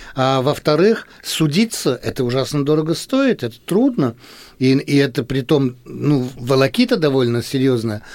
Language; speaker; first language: Russian; early bilingual, heritage; Russian